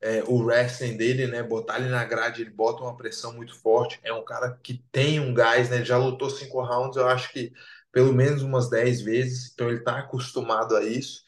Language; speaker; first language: Portuguese; native; Portuguese